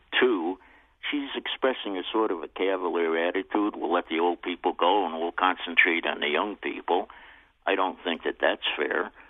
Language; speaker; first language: English; native; English